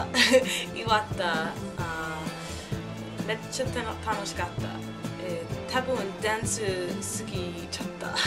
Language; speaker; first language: Japanese; non-native, learner; English